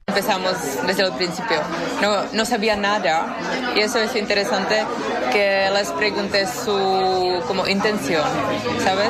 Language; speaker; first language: Spanish; non-native, fluent; Czech